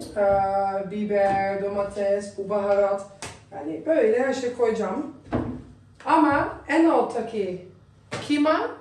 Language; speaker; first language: Turkish; non-native, fluent; Dutch